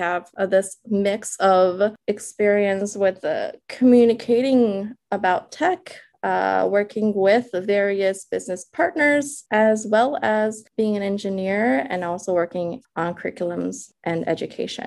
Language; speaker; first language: English; early bilingual, other home language; Chinese